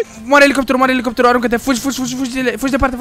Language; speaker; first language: Romanian; native; Romanian